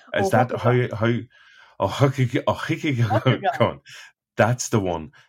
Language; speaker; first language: English; native; English